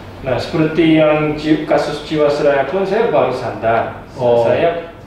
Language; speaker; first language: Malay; non-native, fluent; Korean